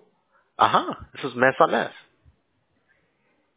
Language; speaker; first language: Spanish; early bilingual, heritage; Spanish